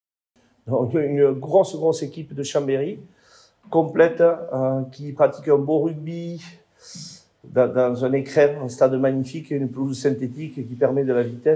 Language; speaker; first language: French; native; French